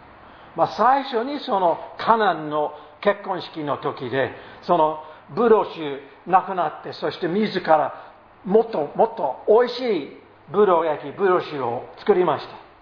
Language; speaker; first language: Japanese; non-native, fluent; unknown